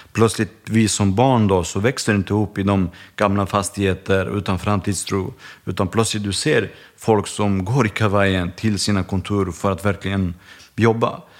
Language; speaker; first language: Swedish; early bilingual, other home language; Bosnian